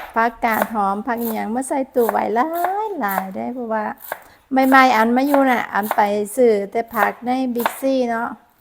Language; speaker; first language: Thai; non-native, local second language; Northeastern Thai